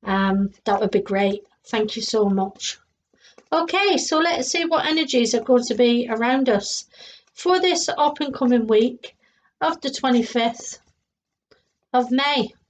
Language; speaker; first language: English; native; English